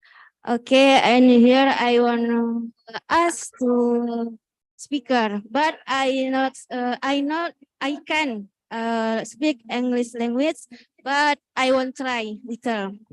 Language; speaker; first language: English; non-native, learner; Indonesian